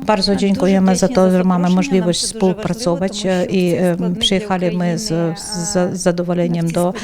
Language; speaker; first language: Polish; non-native, learner; Ukrainian